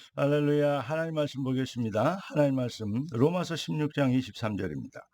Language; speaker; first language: Korean; native; Korean